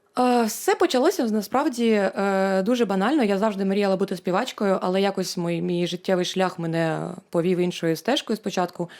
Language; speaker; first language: Ukrainian; non-native, local second language; Russian